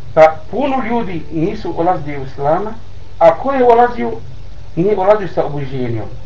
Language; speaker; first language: Bosnian; non-native, learner; Arabic